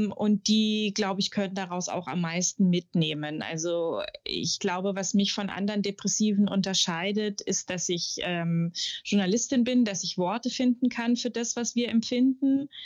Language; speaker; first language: German; native; German